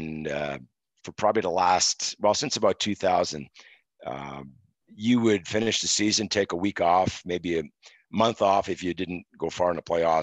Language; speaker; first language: English; native; English